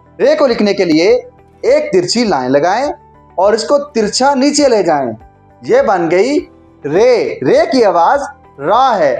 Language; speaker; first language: Urdu; native; Urdu